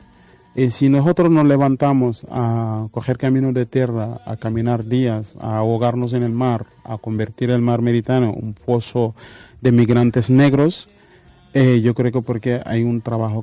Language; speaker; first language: Spanish; non-native, fluent; Wolof